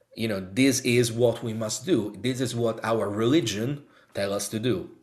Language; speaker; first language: English; non-native, fluent; Italian